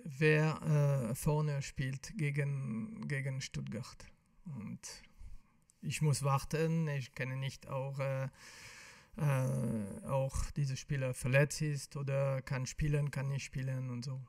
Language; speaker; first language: German; non-native, fluent; French